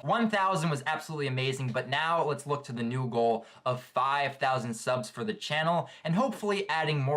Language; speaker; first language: English; native; English